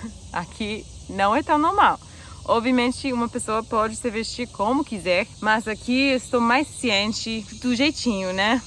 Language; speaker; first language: Portuguese; non-native, fluent; English